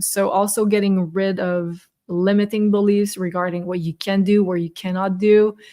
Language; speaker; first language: English; non-native, fluent; French